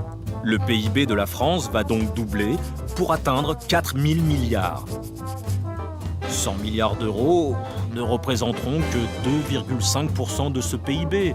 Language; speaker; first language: French; native; French